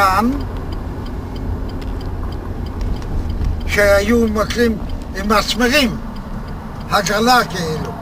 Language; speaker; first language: Hebrew; non-native, fluent; Polish